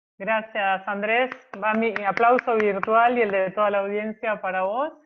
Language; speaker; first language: Spanish; native; Spanish